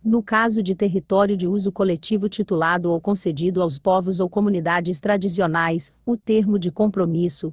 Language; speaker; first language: Portuguese; native; Portuguese